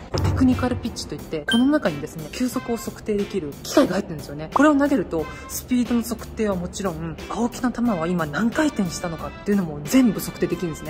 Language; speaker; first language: Japanese; native; Japanese